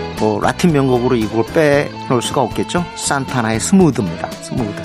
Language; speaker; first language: Korean; native; Korean